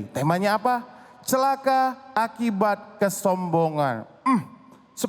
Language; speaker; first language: Indonesian; native; Indonesian